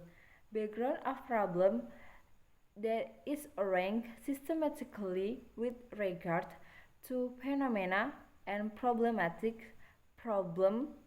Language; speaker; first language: English; non-native, learner; Indonesian